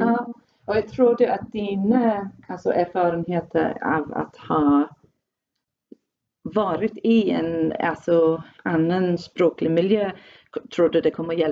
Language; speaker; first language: Swedish; non-native, fluent; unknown